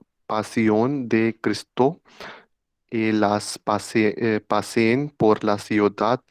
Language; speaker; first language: Spanish; non-native, learner; Hindi